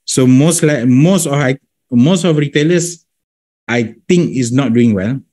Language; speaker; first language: English; non-native, local second language; Malay